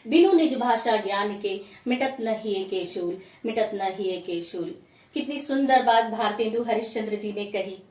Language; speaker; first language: Hindi; native; Hindi